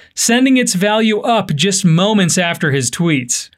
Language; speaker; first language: English; native; English